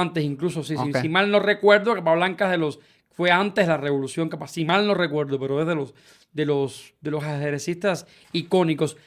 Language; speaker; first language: Spanish; native; Spanish